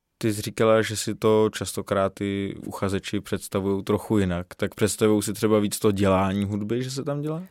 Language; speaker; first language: Czech; native; Czech